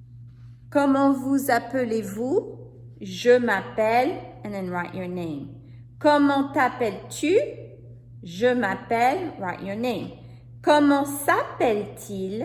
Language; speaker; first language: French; non-native, fluent; English